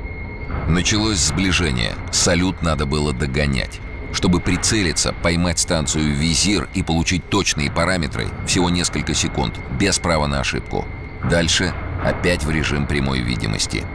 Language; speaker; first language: Russian; native; Russian